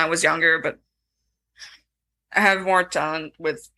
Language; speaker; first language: English; non-native, fluent; French